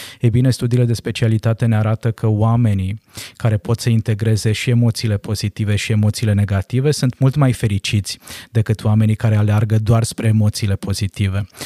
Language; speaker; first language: Romanian; native; Romanian